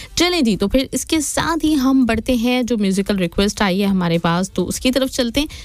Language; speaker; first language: Urdu; native; Urdu